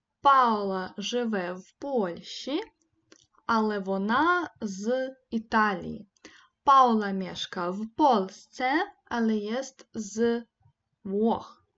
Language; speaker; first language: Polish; non-native, fluent; Ukrainian